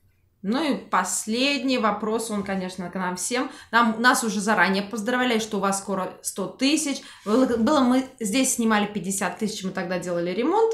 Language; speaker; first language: Russian; native; Russian